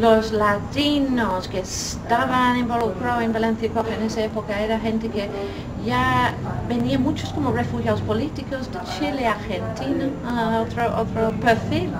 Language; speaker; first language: Spanish; non-native, fluent; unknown